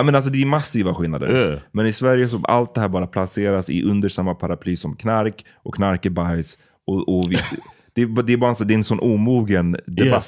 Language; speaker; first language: Swedish; native; Swedish